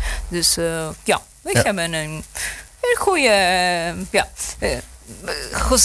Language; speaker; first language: Dutch; non-native, learner; Spanish